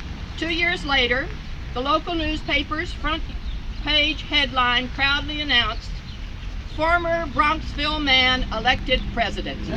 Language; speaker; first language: English; native; English